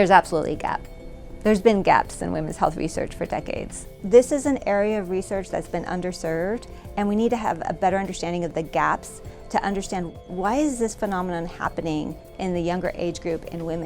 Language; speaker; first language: English; native; English